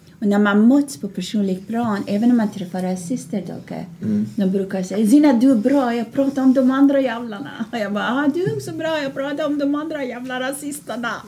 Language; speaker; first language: Swedish; non-native, fluent; Persian